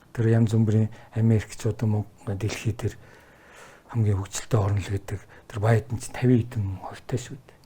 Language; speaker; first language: Mongolian; native; Mongolian